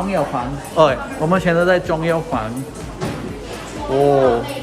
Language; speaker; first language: Chinese; non-native, learner; Urdu